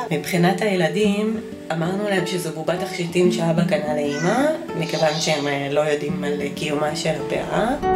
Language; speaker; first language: Hebrew; native; Hebrew